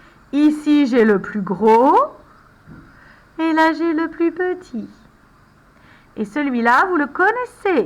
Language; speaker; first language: French; native; French